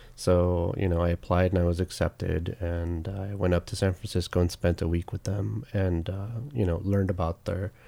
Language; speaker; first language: English; native; English